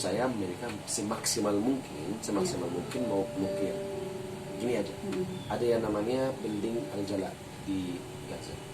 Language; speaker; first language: Indonesian; non-native, fluent; Arabic